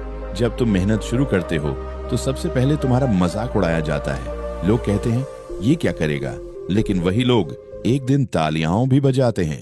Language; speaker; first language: Hindi; native; Hindi